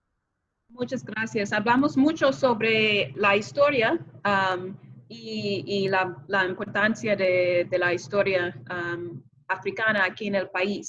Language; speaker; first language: Spanish; non-native, fluent; English